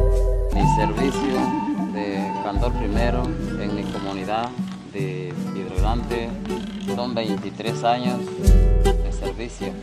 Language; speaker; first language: Spanish; non-native, local second language; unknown